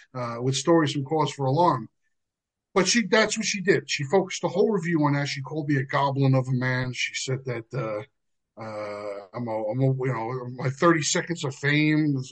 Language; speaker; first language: English; native; English